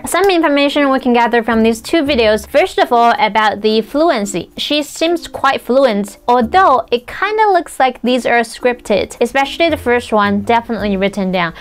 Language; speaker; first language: English; non-native, fluent; Chinese